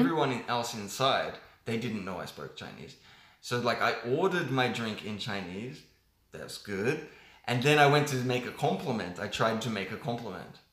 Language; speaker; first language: English; native; English